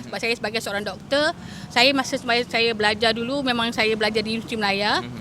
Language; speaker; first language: Malay; native; Malay